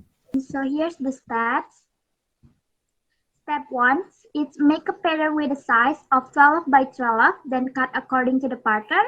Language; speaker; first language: English; non-native, learner; Indonesian